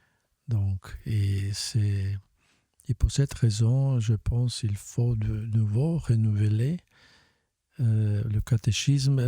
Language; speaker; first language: French; non-native, fluent; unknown